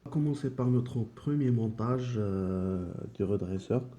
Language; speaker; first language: French; non-native, local second language; Arabic